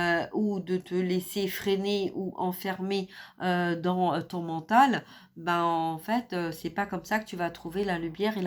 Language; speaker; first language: French; native; French